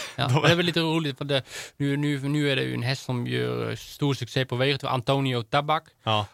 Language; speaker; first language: Swedish; non-native, fluent; Dutch